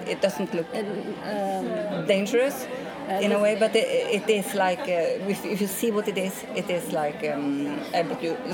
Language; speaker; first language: English; non-native, fluent; Norwegian